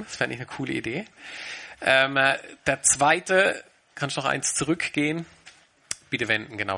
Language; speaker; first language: German; native; German